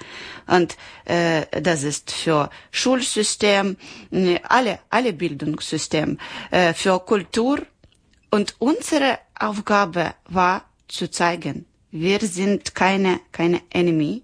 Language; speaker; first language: German; non-native, learner; Ukrainian